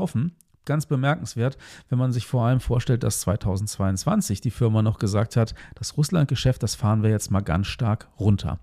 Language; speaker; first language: German; native; German